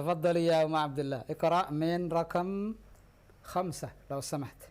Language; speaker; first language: Arabic; non-native, fluent; Indonesian